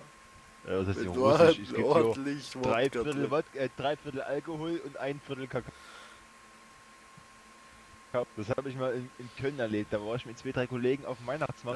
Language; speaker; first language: German; native; German